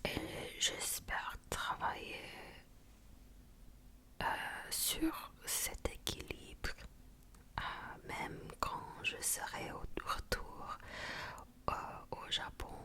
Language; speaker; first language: French; non-native, fluent; Japanese